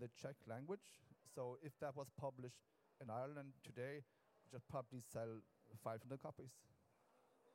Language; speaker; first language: English; non-native, local second language; Irish